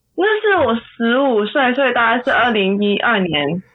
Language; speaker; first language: Chinese; non-native, fluent; Cantonese